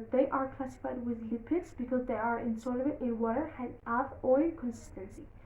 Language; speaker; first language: English; non-native, local second language; Amharic